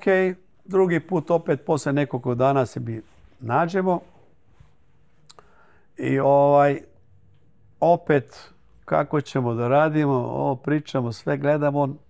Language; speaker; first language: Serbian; early bilingual, heritage; Croatian